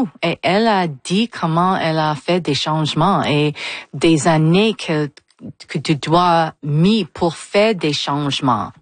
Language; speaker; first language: French; non-native, local second language; English